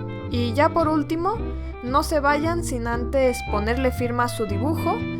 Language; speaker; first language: Spanish; native; Spanish